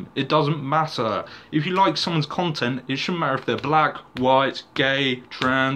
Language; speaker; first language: English; native; English